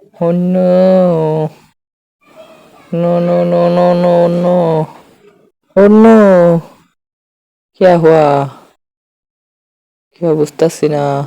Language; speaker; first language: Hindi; non-native, learner; Bangla